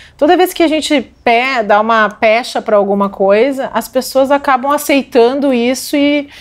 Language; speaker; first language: Portuguese; native; Portuguese